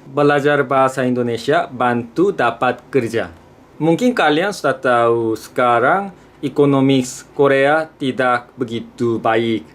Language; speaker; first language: Indonesian; non-native, fluent; Korean